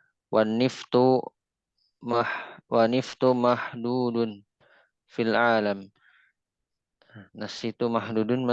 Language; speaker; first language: Arabic; non-native, learner; Indonesian